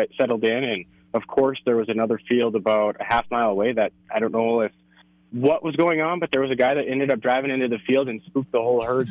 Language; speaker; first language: English; native; English